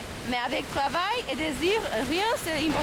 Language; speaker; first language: French; non-native, learner; Albanian